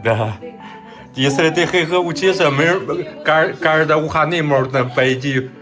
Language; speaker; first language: Russian; non-native, learner; Chinese